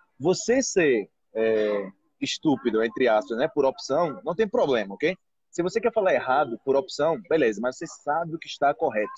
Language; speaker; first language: Portuguese; native; Portuguese